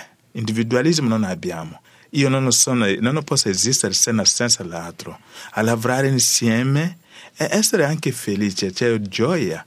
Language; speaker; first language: Italian; non-native, learner; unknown